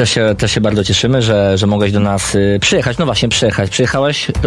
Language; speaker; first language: Polish; native; Polish